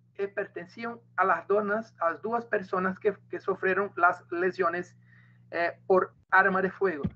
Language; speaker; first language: Spanish; non-native, learner; Portuguese